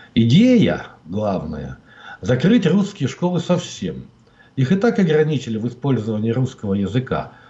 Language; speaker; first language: Russian; native; Russian